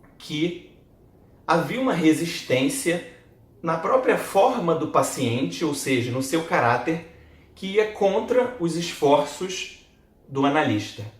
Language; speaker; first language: Portuguese; native; Portuguese